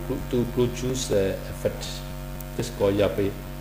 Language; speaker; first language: English; non-native, learner; Burmese